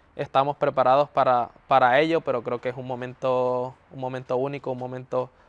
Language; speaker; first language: Spanish; native; Spanish